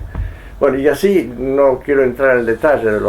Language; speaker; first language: Spanish; native; Spanish